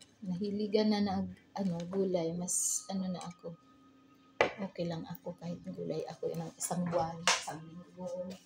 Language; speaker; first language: Filipino; non-native, local second language; Hiligaynon